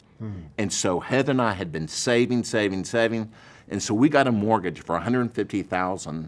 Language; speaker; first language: English; native; English